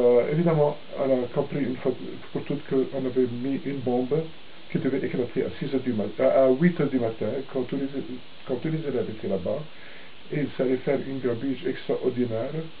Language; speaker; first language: French; non-native, local second language; Arabic